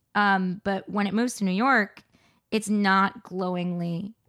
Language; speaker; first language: English; native; English